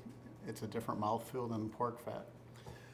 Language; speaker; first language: English; native; English